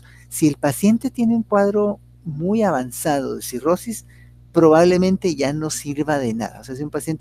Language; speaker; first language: Spanish; native; Spanish